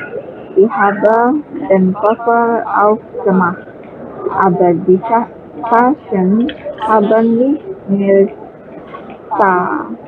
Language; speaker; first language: German; non-native, learner; Indonesian